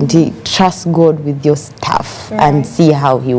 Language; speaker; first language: English; non-native, local second language; Ganda